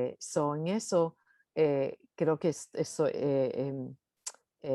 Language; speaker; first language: Spanish; early bilingual, heritage; English